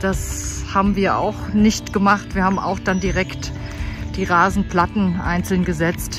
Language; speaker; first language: German; native; German